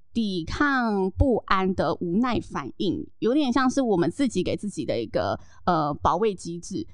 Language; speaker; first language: Chinese; native; Chinese